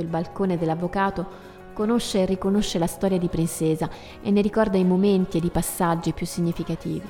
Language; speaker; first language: Italian; native; Italian